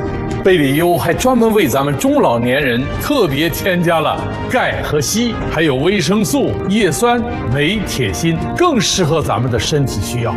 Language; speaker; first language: Chinese; native; Chinese